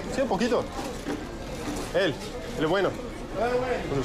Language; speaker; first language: Spanish; non-native, learner; English